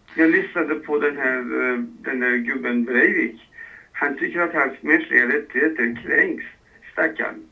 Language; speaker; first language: Swedish; non-native, fluent; Persian